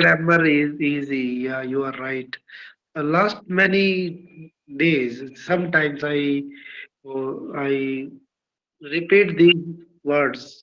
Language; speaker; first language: English; non-native, learner; Hindi